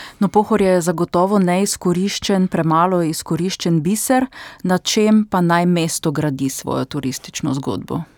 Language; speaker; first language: Slovenian; native; Slovenian